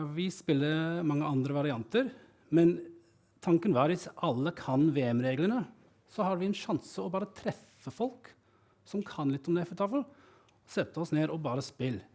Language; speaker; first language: Norwegian; non-native, fluent; English